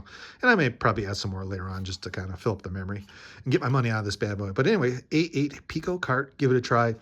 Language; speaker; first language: English; native; English